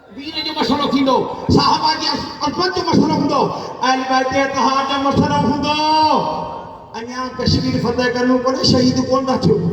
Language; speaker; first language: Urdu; non-native, local second language; Sindhi